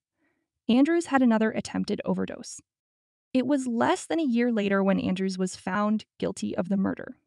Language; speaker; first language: English; native; English